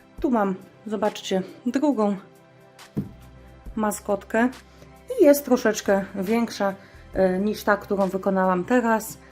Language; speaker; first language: Polish; native; Polish